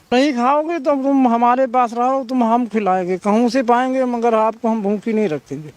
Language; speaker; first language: Hindi; native; Hindi